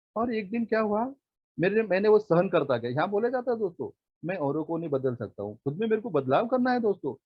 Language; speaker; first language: Hindi; non-native, local second language; Marathi